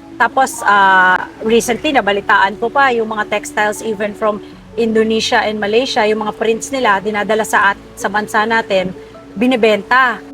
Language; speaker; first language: Filipino; non-native, local second language; Maranao